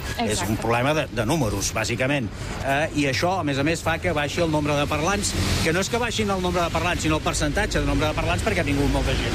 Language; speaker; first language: Catalan; native; Catalan